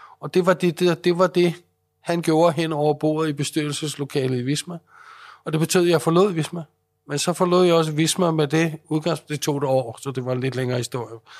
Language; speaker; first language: Danish; native; Danish